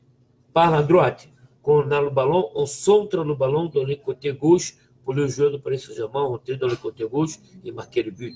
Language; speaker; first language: French; non-native, fluent; Portuguese